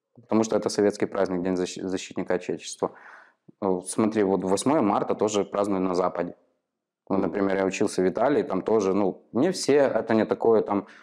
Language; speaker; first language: Russian; non-native, local second language; Ukrainian